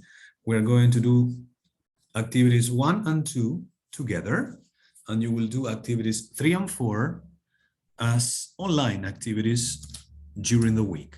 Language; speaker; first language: English; non-native, fluent; Spanish